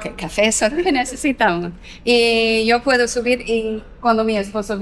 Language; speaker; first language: Spanish; non-native, learner; English